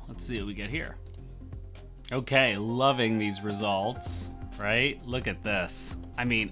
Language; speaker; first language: English; native; English